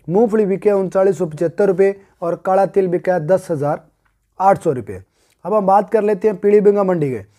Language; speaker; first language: Hindi; native; Hindi